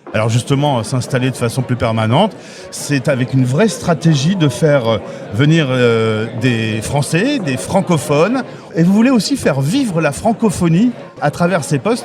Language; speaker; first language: French; native; French